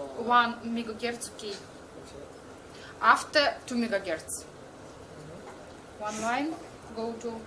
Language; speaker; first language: English; non-native, learner; Russian